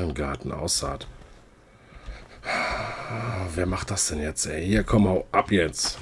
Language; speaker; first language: German; native; German